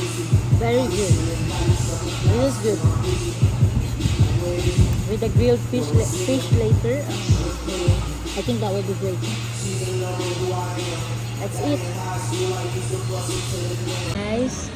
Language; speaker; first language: English; non-native, local second language; Filipino